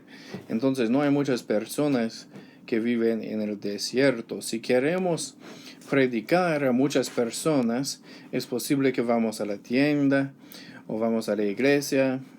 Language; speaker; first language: Spanish; non-native, learner; English